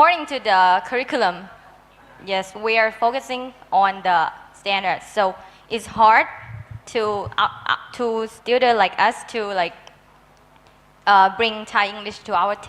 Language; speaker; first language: English; non-native, learner; Thai